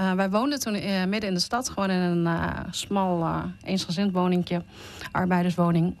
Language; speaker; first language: Dutch; early bilingual, other home language; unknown